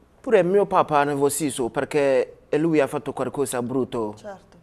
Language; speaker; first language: Italian; non-native, learner; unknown